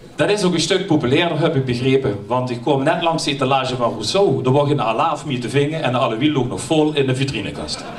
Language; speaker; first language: Dutch; non-native, local second language; Limburgish